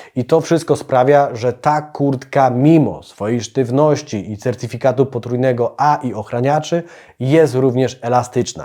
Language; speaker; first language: Polish; native; Polish